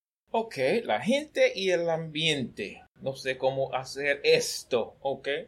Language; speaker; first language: Spanish; non-native, learner; English